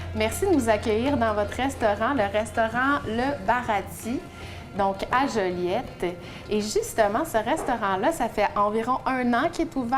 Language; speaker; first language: French; native; French